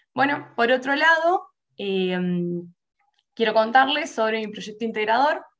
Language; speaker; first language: Spanish; native; Spanish